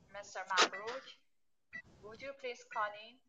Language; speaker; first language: English; non-native, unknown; Persian